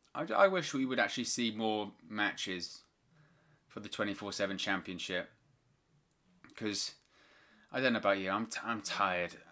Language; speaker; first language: English; native; English